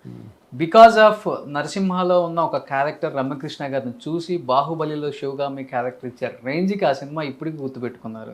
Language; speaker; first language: Telugu; native; Telugu